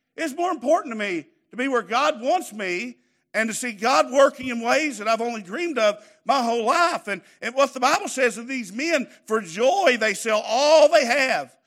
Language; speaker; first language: English; native; English